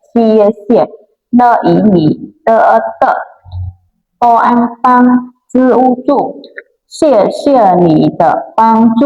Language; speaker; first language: Chinese; non-native, fluent; Khmer